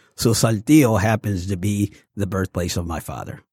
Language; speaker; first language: English; early bilingual, other home language; Spanish